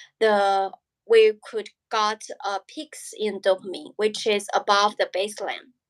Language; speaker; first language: English; non-native, learner; Chinese